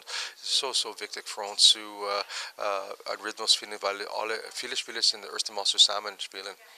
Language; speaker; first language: German; non-native, learner; English